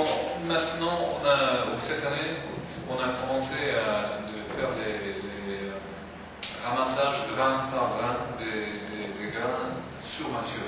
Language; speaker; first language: French; non-native, fluent; English